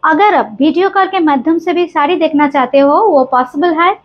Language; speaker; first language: Hindi; non-native, local second language; Bangla